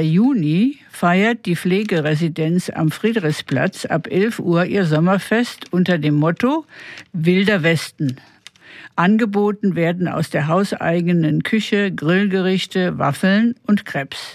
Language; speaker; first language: German; native; German